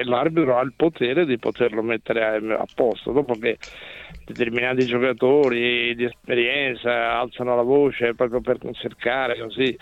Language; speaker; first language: Italian; native; Italian